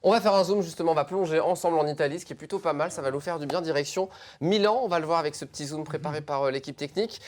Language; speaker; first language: French; native; French